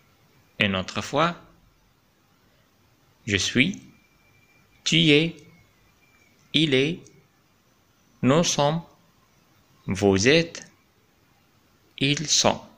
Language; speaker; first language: French; non-native, fluent; Arabic